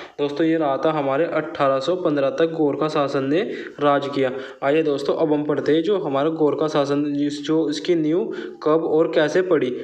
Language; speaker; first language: Hindi; native; Hindi